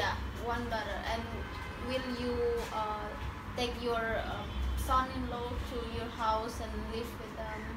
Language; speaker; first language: English; non-native, fluent; Indonesian